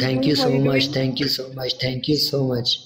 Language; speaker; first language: English; non-native, learner; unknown